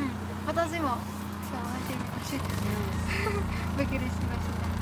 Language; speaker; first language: Japanese; non-native, fluent; Burmese